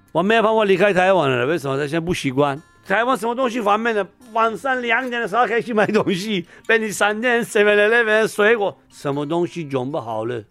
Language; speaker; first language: Chinese; non-native, learner; Persian